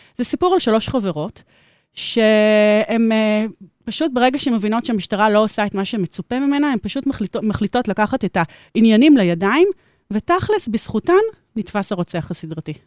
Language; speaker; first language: Hebrew; native; Hebrew